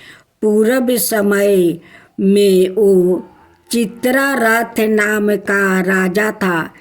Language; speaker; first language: Hindi; native; Hindi